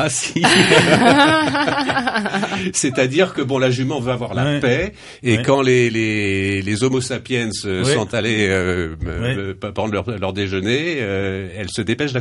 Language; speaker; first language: French; native; French